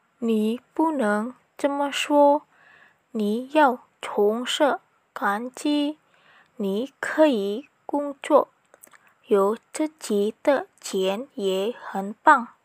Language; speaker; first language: Chinese; non-native, learner; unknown